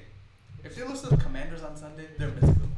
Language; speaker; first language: English; native; English